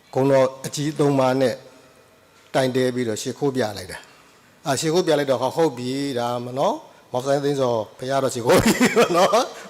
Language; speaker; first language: Burmese; native; Burmese